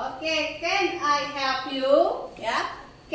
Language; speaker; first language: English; non-native, learner; Indonesian